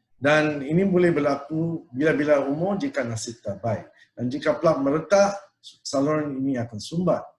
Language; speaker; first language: Malay; non-native, local second language; Tamil